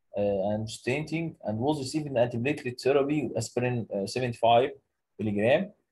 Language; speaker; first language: English; non-native, local second language; Arabic